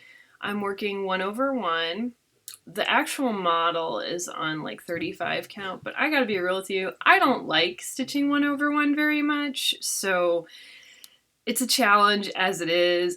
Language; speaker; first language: English; native; English